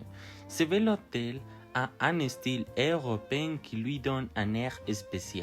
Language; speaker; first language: French; non-native, learner; Spanish